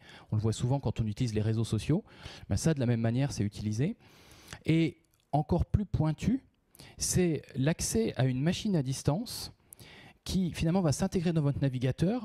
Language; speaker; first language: French; native; French